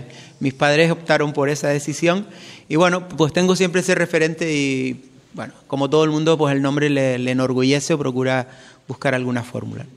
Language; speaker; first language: Spanish; native; Spanish